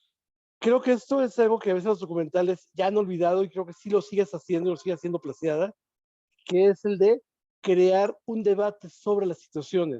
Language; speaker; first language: Spanish; native; Spanish